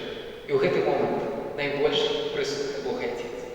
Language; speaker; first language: Belarusian; native; Belarusian